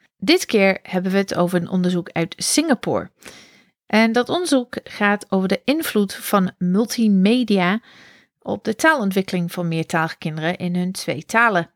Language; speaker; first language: Dutch; non-native, fluent; English